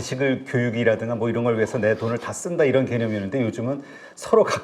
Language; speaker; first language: Korean; native; Korean